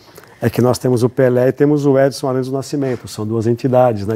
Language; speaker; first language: Portuguese; native; Portuguese